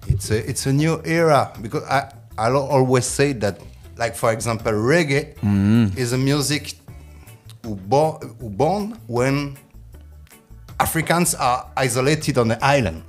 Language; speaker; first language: English; non-native, fluent; French